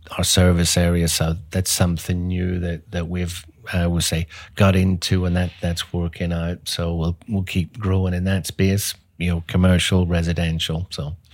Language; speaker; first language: English; native; English